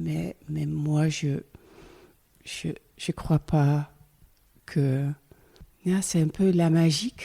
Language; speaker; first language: French; non-native, learner; Dutch